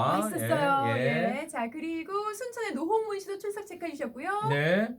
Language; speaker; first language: Korean; native; Korean